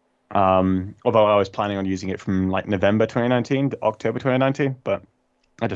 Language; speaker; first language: English; native; English